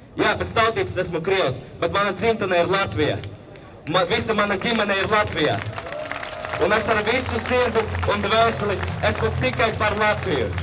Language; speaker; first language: Latvian; non-native, local second language; Russian